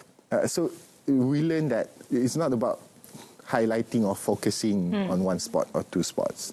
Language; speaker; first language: English; non-native, local second language; Malay